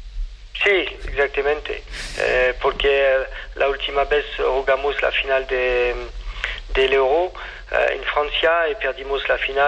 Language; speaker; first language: Spanish; non-native, fluent; French